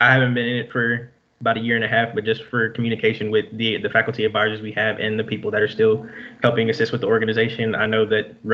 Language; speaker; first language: English; native; English